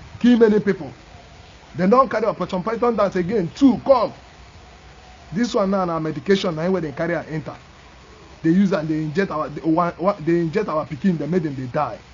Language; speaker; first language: Nigerian Pidgin; non-native, local second language; Igbo